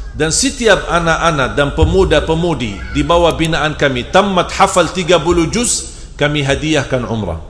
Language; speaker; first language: Indonesian; non-native, fluent; Arabic